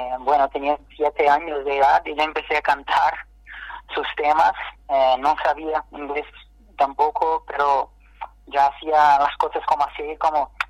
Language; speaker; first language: Spanish; non-native, fluent; Portuguese